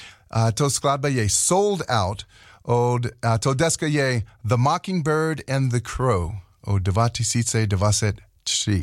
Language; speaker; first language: Czech; non-native, learner; English